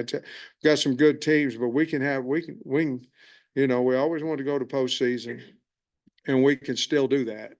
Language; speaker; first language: English; native; English